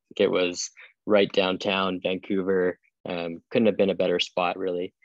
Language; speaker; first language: English; native; English